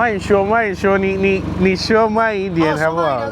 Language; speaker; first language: Chinese; non-native, learner; English